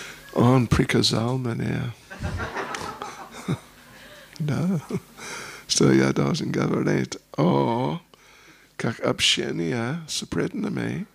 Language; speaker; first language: Russian; non-native, learner; English